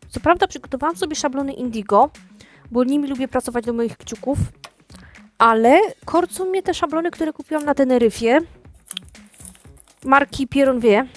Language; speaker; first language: Polish; native; Polish